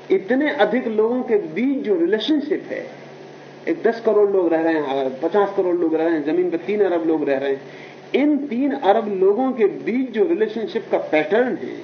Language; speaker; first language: Hindi; native; Hindi